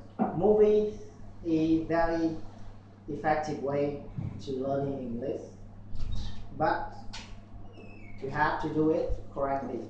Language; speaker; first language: English; non-native, learner; Vietnamese